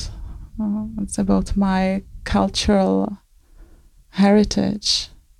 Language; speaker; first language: English; non-native, fluent; Czech